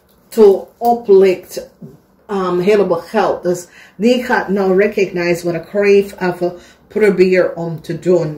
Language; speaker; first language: Dutch; non-native, learner; English